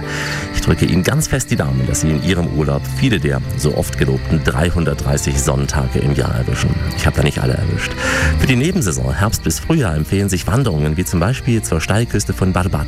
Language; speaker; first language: German; native; German